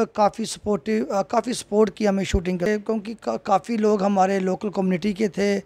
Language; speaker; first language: Hindi; native; Hindi